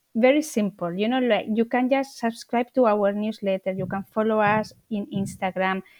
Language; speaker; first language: English; non-native, fluent; Spanish